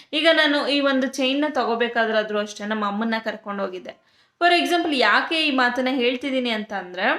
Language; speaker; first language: Kannada; native; Kannada